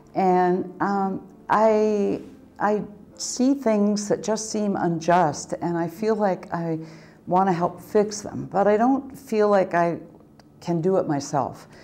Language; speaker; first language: English; native; English